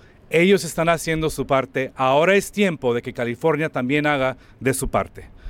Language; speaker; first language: Spanish; early bilingual, heritage; Spanish